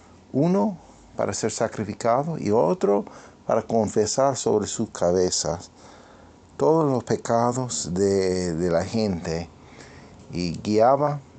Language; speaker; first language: Spanish; non-native, fluent; English